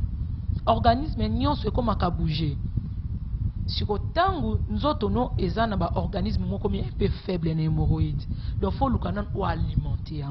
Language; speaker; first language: French; non-native, local second language; Lingala